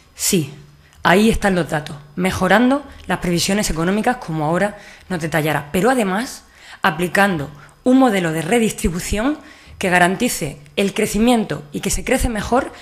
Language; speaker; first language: Spanish; native; Spanish